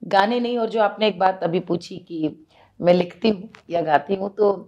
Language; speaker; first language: Hindi; native; Hindi